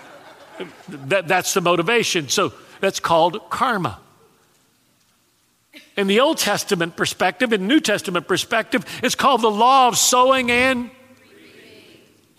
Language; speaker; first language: English; native; English